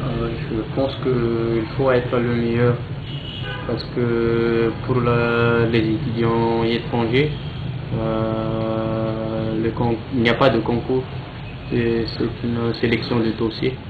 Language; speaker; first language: French; non-native, local second language; Malagasy